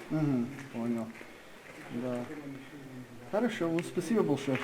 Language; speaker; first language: Russian; non-native, learner; English